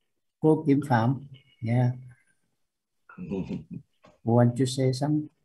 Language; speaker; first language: English; non-native, learner; Vietnamese